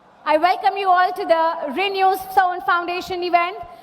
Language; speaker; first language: English; non-native, local second language; Telugu